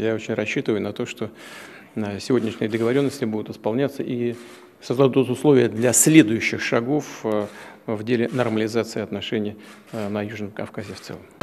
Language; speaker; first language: Russian; native; Russian